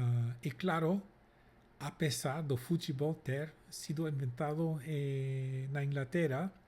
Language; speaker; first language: Portuguese; non-native, fluent; English